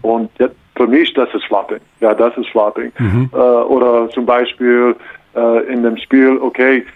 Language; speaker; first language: German; non-native, learner; English